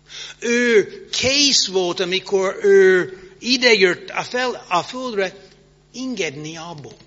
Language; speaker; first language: Hungarian; non-native, fluent; English